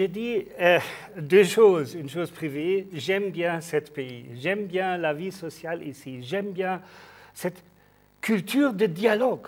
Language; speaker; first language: French; non-native, learner; German